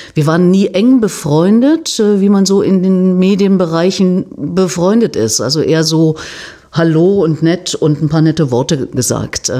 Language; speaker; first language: German; native; German